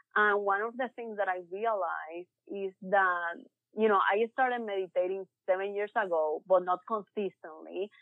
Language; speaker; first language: English; early bilingual, other home language; Spanish